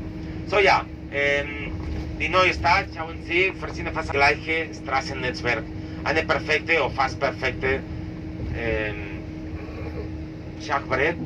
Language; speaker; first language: German; non-native, learner; Catalan